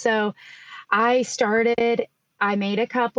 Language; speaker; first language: English; native; English